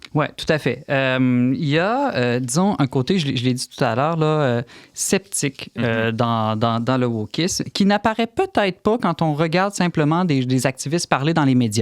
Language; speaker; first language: French; native; French